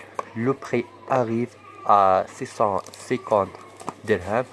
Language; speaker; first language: French; non-native, learner; Arabic